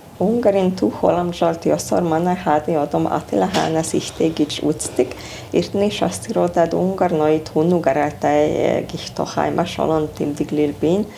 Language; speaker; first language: Mongolian; non-native, fluent; Hungarian